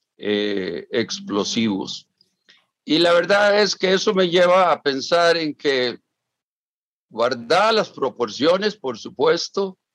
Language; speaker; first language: Spanish; native; Spanish